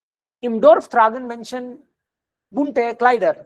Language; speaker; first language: German; non-native, fluent; Hindi